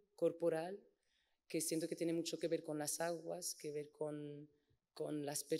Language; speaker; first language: Spanish; non-native, fluent; English